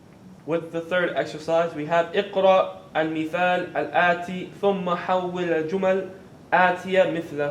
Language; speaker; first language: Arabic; non-native, fluent; English